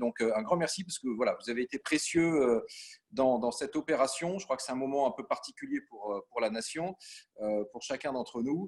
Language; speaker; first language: French; native; French